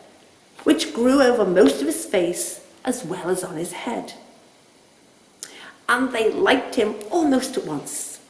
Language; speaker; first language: English; native; English